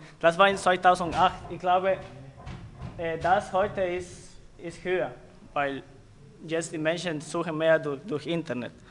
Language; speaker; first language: German; non-native, fluent; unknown